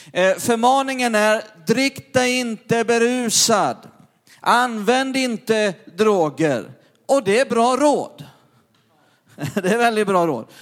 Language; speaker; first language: Swedish; native; Swedish